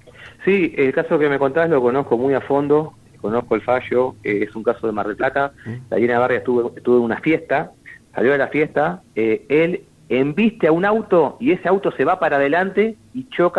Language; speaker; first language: Spanish; native; Spanish